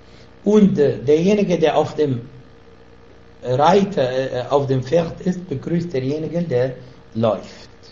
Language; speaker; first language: German; non-native, fluent; Arabic